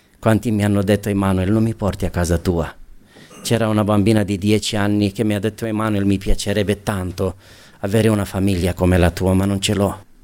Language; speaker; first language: Italian; non-native, fluent; Romanian